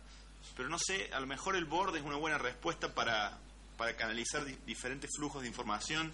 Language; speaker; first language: Spanish; native; Spanish